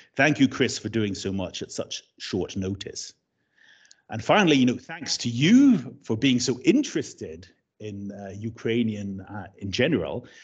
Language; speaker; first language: English; native; English